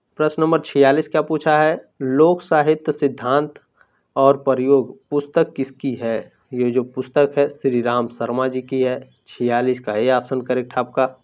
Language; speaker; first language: Hindi; native; Hindi